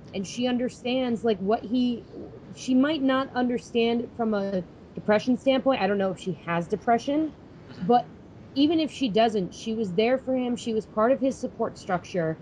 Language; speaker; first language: English; native; English